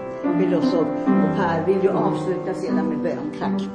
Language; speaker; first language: Swedish; non-native, fluent; Finnish